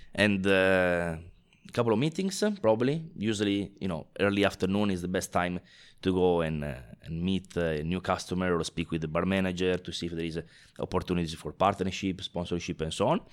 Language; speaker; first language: English; non-native, fluent; Italian